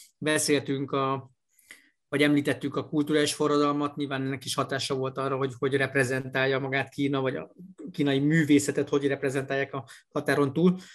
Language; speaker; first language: Hungarian; native; Hungarian